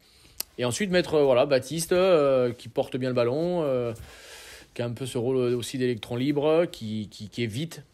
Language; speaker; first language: French; native; French